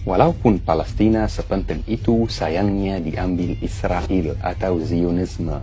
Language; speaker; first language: Indonesian; non-native, fluent; Arabic